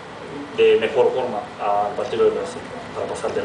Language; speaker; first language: Spanish; non-native, fluent; Japanese